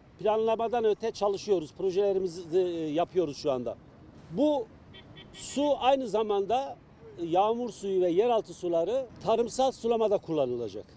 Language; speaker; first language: Turkish; native; Turkish